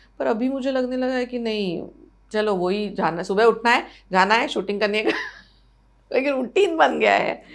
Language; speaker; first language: Hindi; non-native, local second language; Marathi